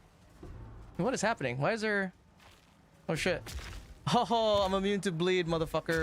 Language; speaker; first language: English; native; English